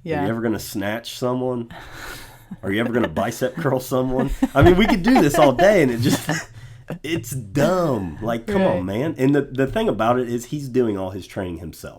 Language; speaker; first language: English; native; English